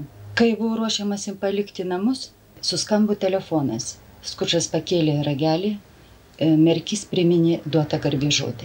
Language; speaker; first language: Lithuanian; native; Lithuanian